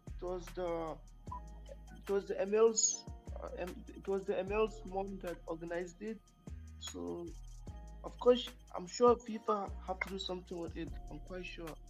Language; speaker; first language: English; non-native, local second language; Hausa